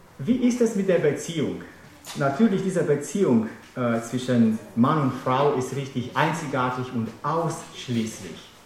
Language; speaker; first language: German; non-native, fluent; Romanian